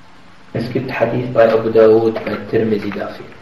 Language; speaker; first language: German; non-native, fluent; Arabic